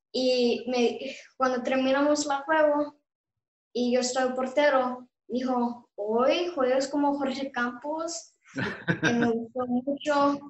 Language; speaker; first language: Spanish; early bilingual, heritage; Spanish